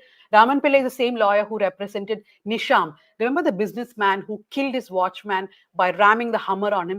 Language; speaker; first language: English; non-native, local second language; Malayalam